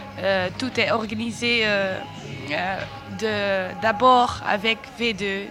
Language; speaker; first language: French; non-native, learner; Dutch